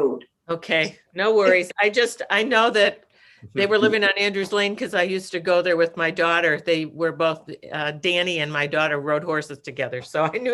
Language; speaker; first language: English; native; English